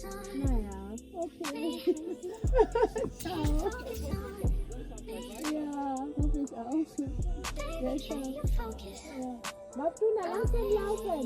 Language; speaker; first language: German; non-native, learner; Swahili